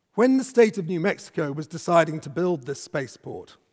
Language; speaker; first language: English; native; English